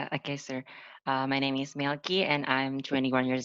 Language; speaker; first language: English; non-native, learner; Indonesian